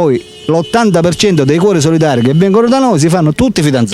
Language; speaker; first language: Italian; native; Italian